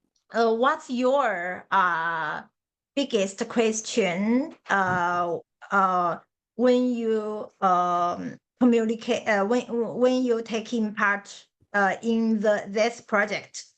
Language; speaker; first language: English; non-native, learner; Chinese